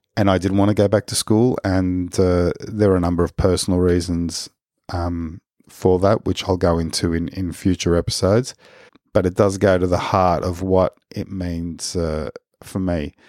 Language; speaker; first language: English; early bilingual, other home language; Spanish